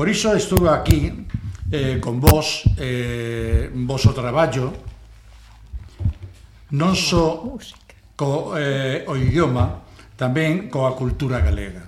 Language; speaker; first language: Galician; non-native, local second language; Spanish